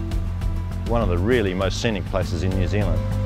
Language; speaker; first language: English; native; English